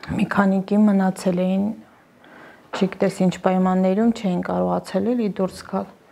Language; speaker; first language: Armenian; native; Armenian